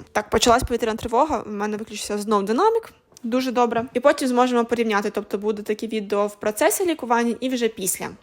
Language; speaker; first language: Ukrainian; non-native, local second language; Russian